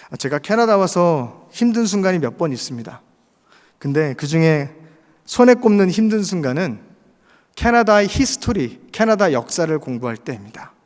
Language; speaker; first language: Korean; native; Korean